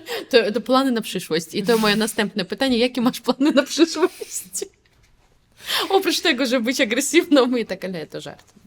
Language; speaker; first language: Polish; non-native, fluent; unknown